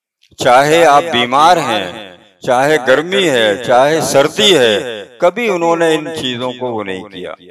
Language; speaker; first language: Urdu; native; Urdu